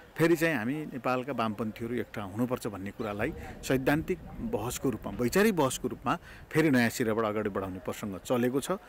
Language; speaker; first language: Nepali; native; Nepali